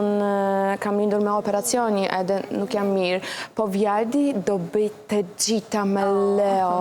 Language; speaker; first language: Albanian; non-native, learner; Polish